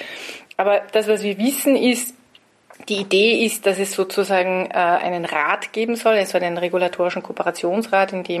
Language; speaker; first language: German; native; German